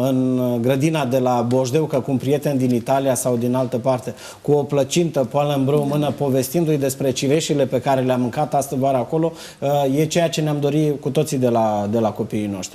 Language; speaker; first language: Romanian; native; Romanian